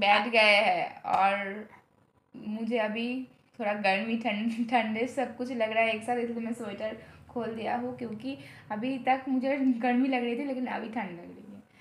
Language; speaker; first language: Hindi; non-native, local second language; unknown